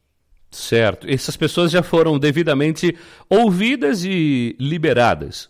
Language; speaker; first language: Portuguese; native; Portuguese